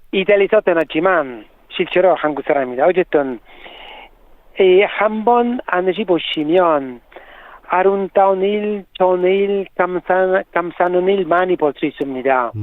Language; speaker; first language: Korean; non-native, learner; Italian